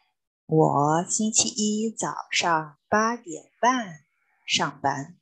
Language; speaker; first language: Chinese; non-native, learner; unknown